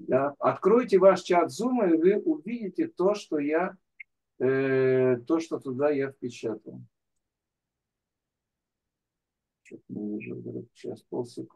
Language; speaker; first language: Russian; native; Russian